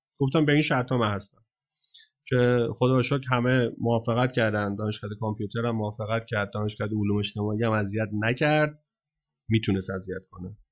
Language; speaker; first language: Persian; native; Persian